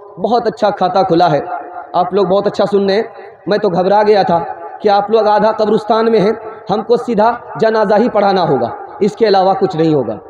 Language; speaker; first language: Urdu; non-native, local second language; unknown